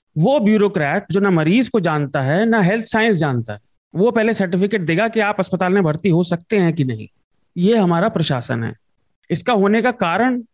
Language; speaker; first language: Hindi; native; Hindi